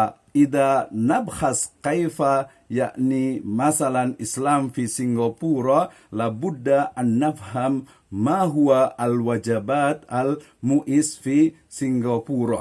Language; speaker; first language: Arabic; non-native, fluent; Indonesian